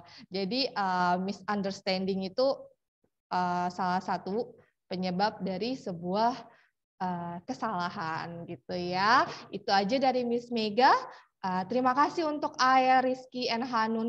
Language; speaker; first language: Indonesian; native; Indonesian